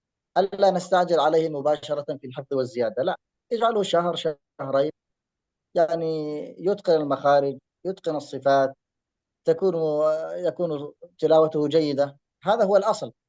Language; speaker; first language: Arabic; native; Arabic